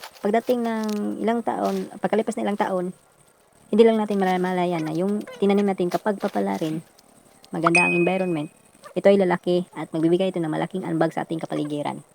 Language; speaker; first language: Filipino; non-native, local second language; Cebuano